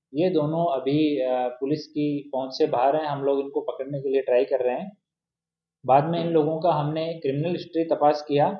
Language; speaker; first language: Hindi; non-native, local second language; Gujarati